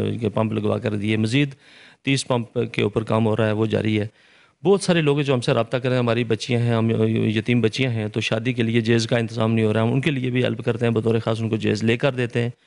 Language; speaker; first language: Urdu; non-native, local second language; Punjabi